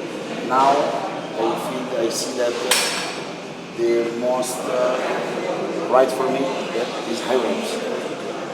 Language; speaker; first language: English; non-native, learner; Italian